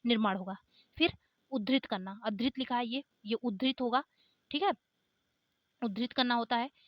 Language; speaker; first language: Hindi; native; Hindi